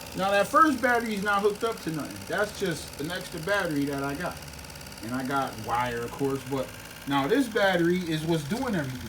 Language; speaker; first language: English; native; English